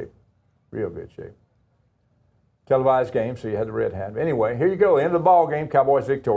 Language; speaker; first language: English; native; English